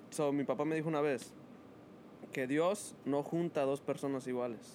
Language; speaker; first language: Spanish; early bilingual, heritage; Spanish